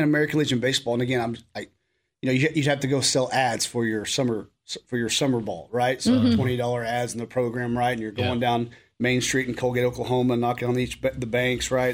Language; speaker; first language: English; native; English